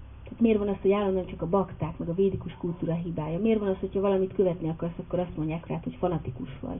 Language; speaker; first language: Hungarian; native; Hungarian